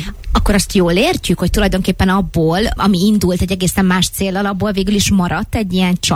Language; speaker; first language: Hungarian; native; Hungarian